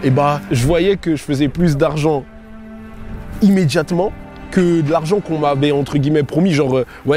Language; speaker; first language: French; native; French